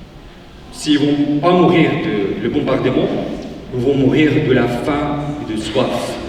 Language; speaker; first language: French; non-native, fluent; Arabic